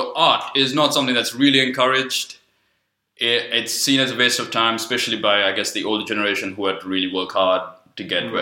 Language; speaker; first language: English; non-native, local second language; Sinhala